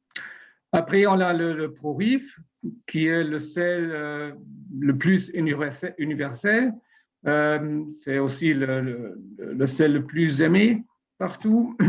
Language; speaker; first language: French; non-native, learner; German